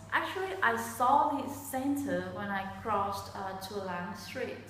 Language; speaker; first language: English; non-native, fluent; Vietnamese